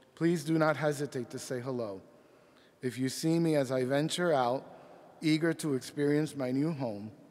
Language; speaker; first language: English; early bilingual, other home language; Spanish